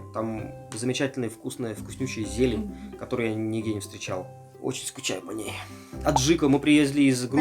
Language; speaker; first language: Russian; native; Russian